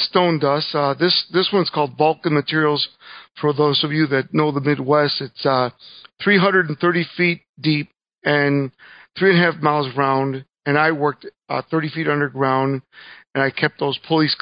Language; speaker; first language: English; early bilingual, other home language; Spanish